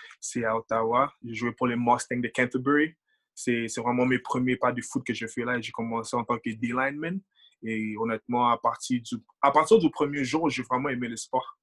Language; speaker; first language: French; early bilingual, other home language; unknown